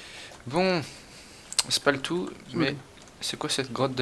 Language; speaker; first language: French; native; French